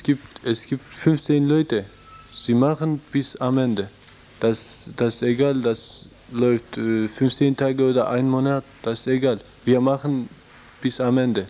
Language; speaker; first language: German; non-native, learner; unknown